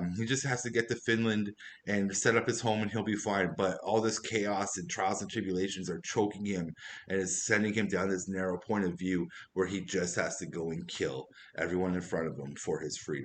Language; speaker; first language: English; native; English